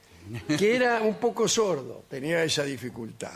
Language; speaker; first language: Spanish; native; Spanish